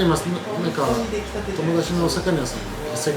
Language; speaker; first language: Japanese; non-native, learner; Portuguese